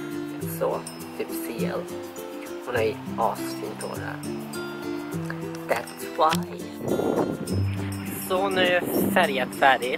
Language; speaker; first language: Swedish; non-native, fluent; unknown